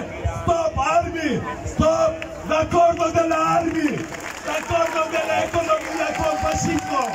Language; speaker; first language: Italian; non-native, learner; Kurdish